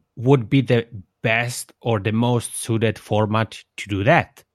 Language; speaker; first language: English; non-native, fluent; Italian